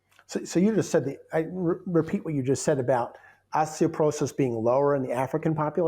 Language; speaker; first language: English; native; English